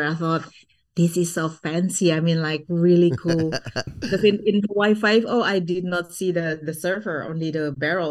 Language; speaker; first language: English; non-native, fluent; Sundanese